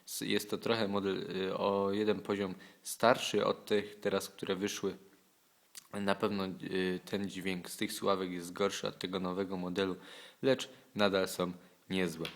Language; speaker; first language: Polish; native; Polish